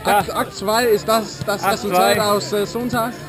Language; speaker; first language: German; non-native, learner; Danish